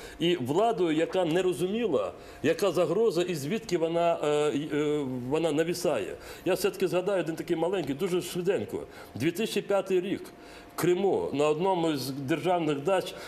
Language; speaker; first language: Ukrainian; non-native, local second language; Crimean Tatar